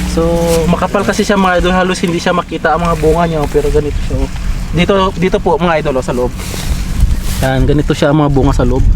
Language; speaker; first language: Filipino; non-native, local second language; Hiligaynon